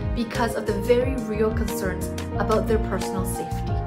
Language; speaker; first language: English; non-native, fluent; Chinese